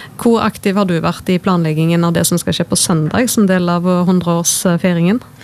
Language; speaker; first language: Norwegian; native; Norwegian